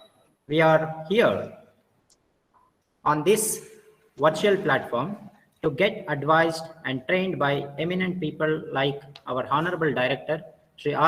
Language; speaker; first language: English; non-native, local second language; Kannada